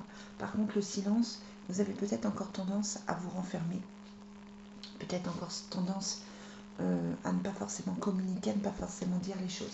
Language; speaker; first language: French; native; French